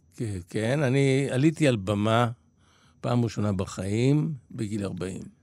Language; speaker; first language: Hebrew; early bilingual, other home language; Polish